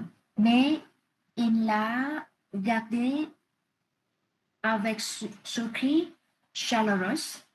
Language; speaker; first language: French; non-native, learner; Vietnamese